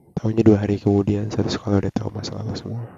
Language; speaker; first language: Indonesian; native; Indonesian